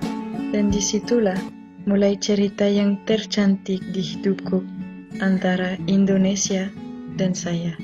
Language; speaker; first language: Indonesian; non-native, fluent; French